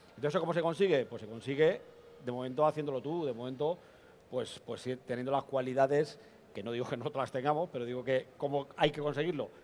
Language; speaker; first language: Spanish; native; Spanish